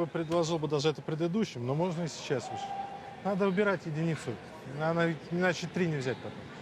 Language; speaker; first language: Russian; native; Russian